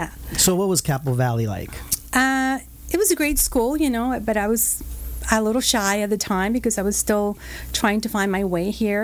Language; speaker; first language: English; non-native, fluent; Spanish